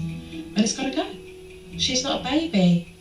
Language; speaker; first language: English; native; English